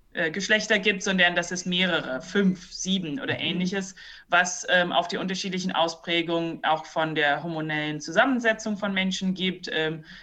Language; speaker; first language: German; early bilingual, other home language; English